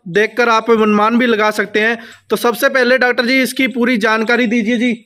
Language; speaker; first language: Hindi; native; Hindi